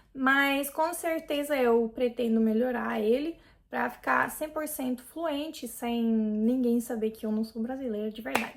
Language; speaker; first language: Portuguese; non-native, fluent; Hungarian